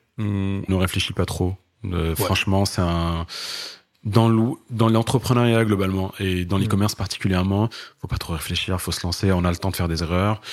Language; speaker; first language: French; non-native, local second language; Arabic